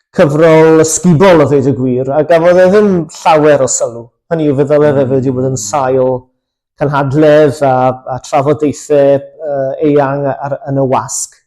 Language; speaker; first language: Welsh; native; Welsh